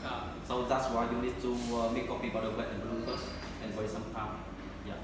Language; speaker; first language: English; non-native, learner; Vietnamese